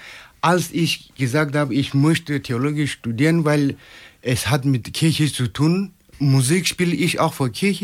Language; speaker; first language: German; non-native, learner; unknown